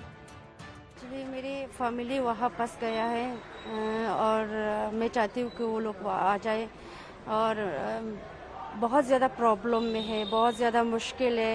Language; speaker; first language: Hindi; non-native, fluent; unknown